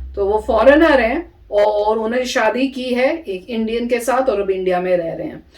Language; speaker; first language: Hindi; native; Hindi